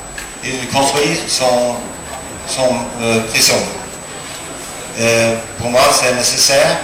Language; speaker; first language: French; non-native, learner; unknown